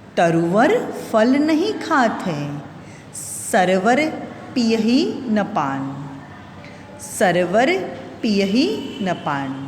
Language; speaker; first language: Hindi; non-native, local second language; Gujarati